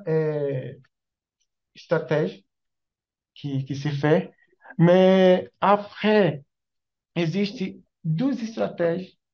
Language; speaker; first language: French; non-native, learner; Portuguese